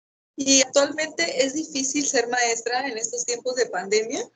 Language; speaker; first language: Spanish; native; Spanish